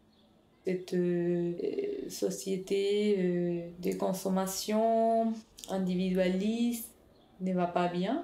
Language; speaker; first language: French; non-native, fluent; Spanish